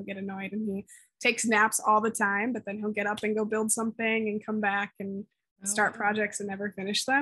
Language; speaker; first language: English; native; English